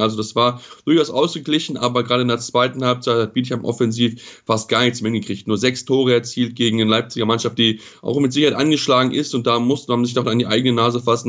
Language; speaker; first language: German; native; German